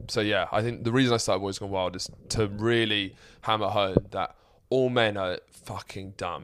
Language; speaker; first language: English; native; English